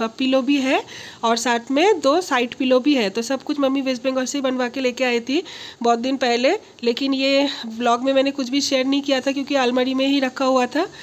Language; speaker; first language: Hindi; non-native, local second language; Bangla